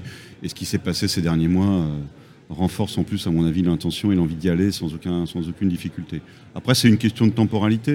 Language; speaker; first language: French; native; French